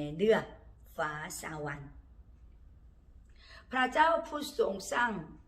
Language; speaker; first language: Thai; non-native, learner; Korean